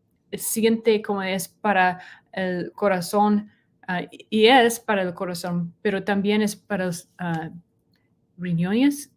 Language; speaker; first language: Spanish; non-native, learner; English